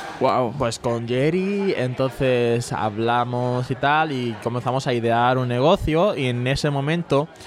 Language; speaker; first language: Spanish; early bilingual, other home language; Bangla